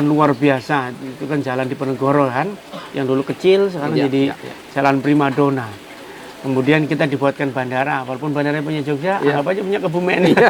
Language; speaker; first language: Indonesian; native; Indonesian